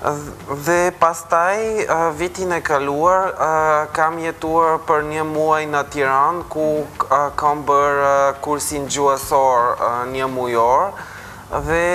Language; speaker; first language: Albanian; non-native, fluent; Bulgarian